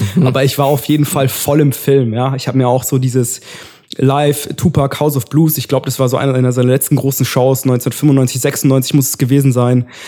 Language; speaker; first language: German; early bilingual, other home language; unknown